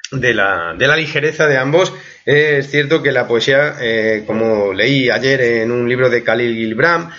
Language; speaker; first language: Spanish; native; Spanish